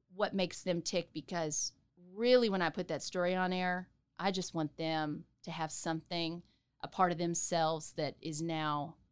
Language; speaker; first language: English; native; English